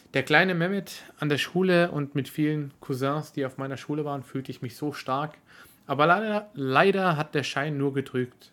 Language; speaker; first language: German; early bilingual, other home language; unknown